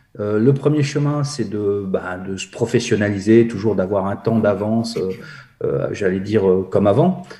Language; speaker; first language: French; native; French